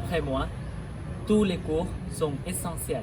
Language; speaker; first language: French; non-native, fluent; Thai